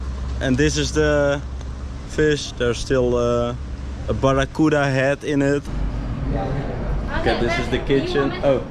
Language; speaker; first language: English; non-native, fluent; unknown